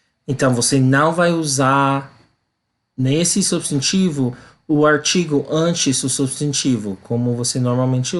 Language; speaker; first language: Portuguese; non-native, learner; English